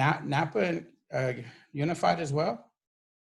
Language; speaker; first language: English; native; English